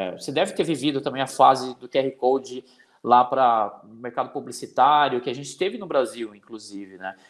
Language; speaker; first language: Portuguese; native; Portuguese